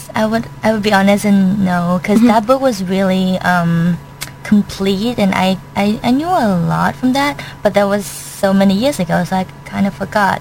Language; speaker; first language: English; non-native, fluent; Thai